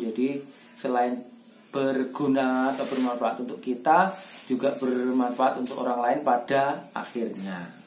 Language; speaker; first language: Indonesian; non-native, local second language; Javanese